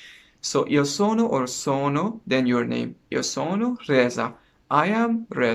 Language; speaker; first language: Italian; non-native, learner; Persian